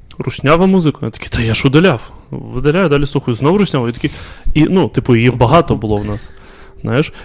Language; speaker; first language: Ukrainian; non-native, local second language; Russian